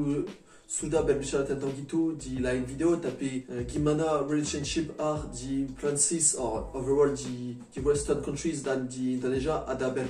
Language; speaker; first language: Indonesian; non-native, learner; French